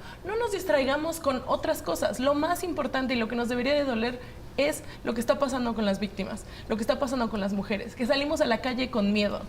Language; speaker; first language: Spanish; native; Spanish